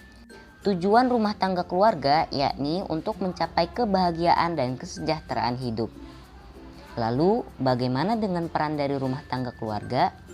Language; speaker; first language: Indonesian; native; Indonesian